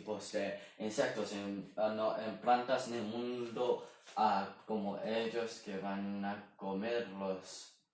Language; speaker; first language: Spanish; non-native, learner; Chinese